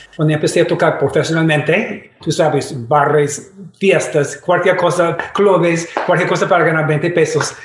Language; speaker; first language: Spanish; non-native, fluent; English